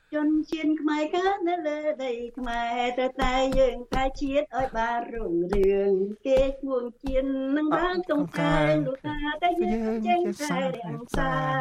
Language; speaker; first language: Khmer; native; Khmer